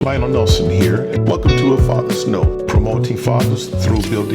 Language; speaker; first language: English; native; English